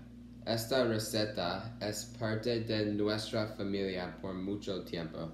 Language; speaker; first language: Spanish; non-native, learner; English